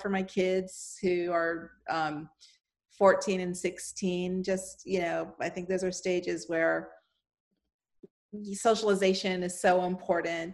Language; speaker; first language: English; native; English